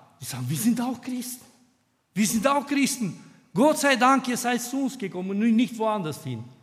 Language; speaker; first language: German; non-native, fluent; Romanian